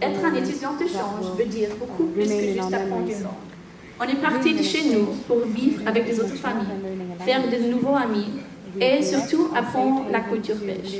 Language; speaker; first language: French; non-native, fluent; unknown